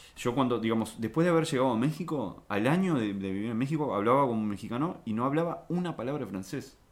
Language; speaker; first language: Spanish; early bilingual, other home language; French